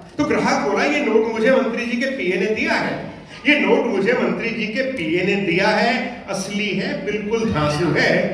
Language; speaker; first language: Hindi; non-native, local second language; Punjabi